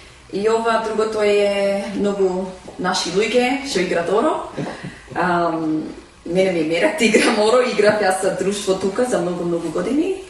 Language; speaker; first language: Macedonian; early bilingual, heritage; Macedonian